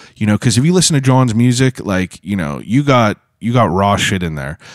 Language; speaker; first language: English; native; English